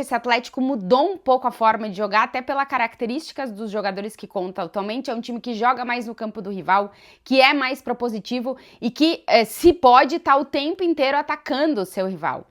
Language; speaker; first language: Portuguese; native; Portuguese